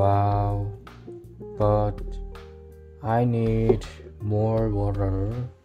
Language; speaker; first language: English; non-native, learner; Korean